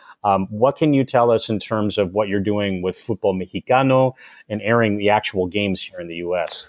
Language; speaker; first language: English; native; English